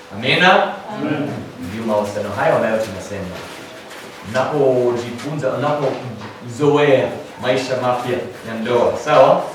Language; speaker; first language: Swahili; non-native, fluent; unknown